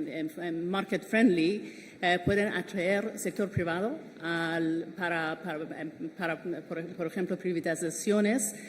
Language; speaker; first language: Spanish; non-native, fluent; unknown